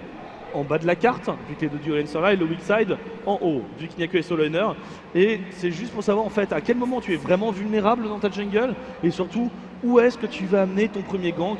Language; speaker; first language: French; native; French